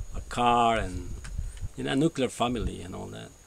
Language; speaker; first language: English; non-native, fluent; Spanish